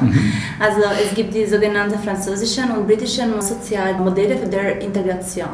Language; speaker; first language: German; non-native, fluent; Albanian